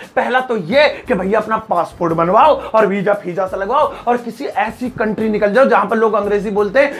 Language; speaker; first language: Hindi; native; Hindi